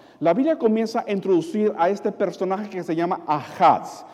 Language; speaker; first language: Spanish; early bilingual, other home language; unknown